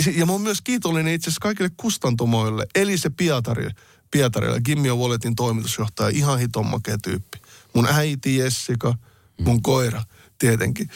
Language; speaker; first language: Finnish; early bilingual, other home language; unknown